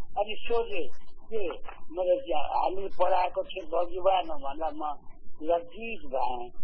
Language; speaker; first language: Nepali; native; Nepali